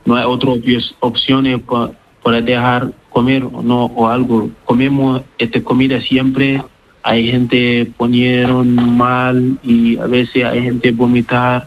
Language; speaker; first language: Spanish; non-native, learner; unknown